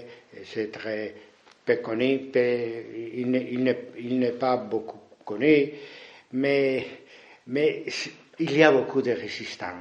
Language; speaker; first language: French; non-native, fluent; Spanish